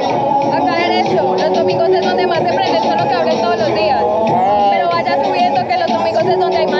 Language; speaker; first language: Spanish; native; Spanish